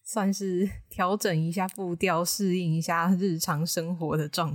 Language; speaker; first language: Chinese; native; Chinese